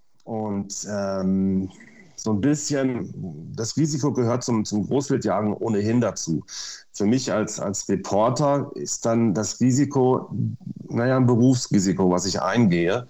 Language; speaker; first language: German; native; German